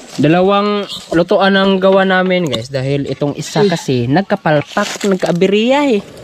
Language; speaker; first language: Filipino; non-native, local second language; Cebuano